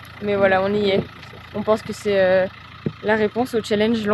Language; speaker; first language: French; native; French